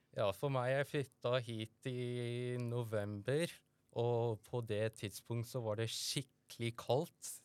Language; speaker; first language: Norwegian; early bilingual, other home language; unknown